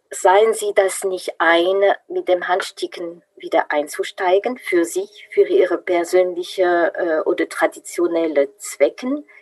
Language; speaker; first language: German; non-native, fluent; French